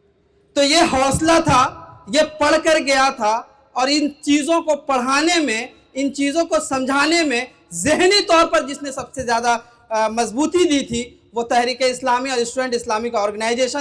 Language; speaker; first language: Hindi; native; Hindi